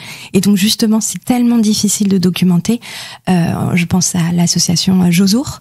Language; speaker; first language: French; native; French